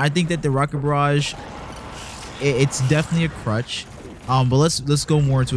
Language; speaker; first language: English; native; English